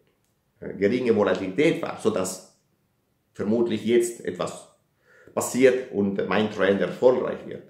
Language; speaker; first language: German; non-native, fluent; Italian